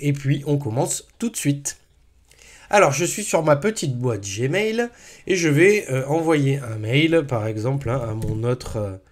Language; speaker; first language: French; native; French